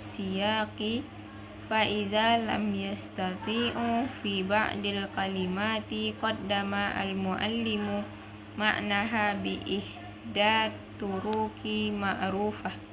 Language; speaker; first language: Arabic; non-native, learner; Indonesian